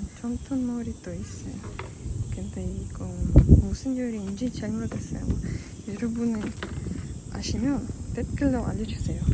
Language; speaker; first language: Korean; non-native, fluent; Ukrainian